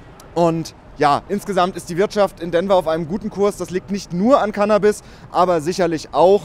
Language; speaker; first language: German; native; German